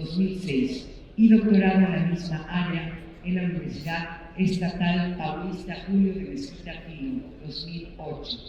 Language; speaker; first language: Spanish; native; Spanish